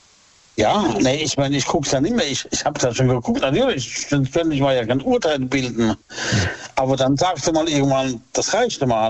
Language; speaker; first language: German; native; German